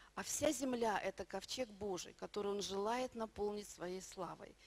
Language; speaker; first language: Russian; native; Russian